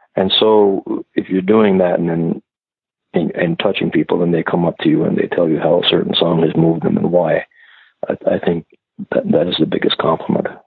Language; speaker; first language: English; native; English